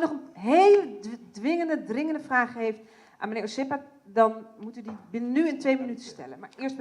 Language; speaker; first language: Dutch; native; Dutch